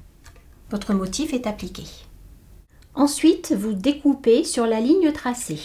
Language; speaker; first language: French; native; French